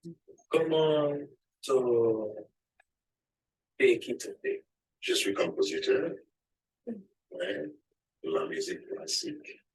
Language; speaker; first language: French; non-native, learner; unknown